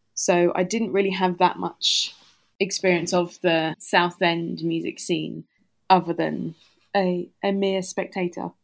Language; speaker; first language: English; native; English